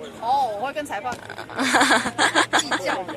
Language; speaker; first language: Chinese; native; Chinese